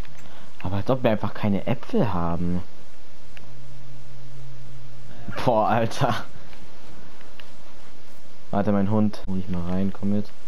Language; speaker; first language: German; native; German